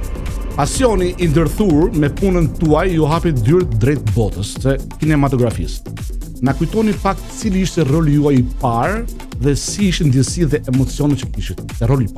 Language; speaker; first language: Albanian; native; Albanian